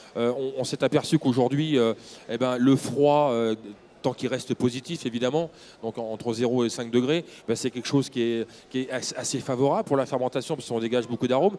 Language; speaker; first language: French; native; French